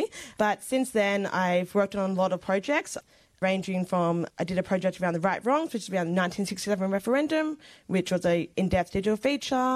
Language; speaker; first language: English; native; English